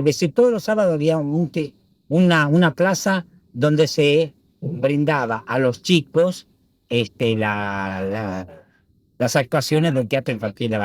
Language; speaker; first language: Spanish; early bilingual, other home language; Italian